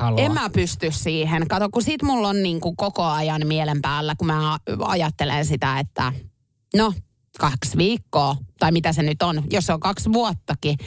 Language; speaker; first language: Finnish; native; Finnish